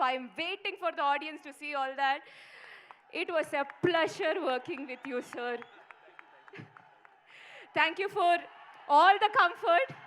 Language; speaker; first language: Telugu; non-native, learner; Malayalam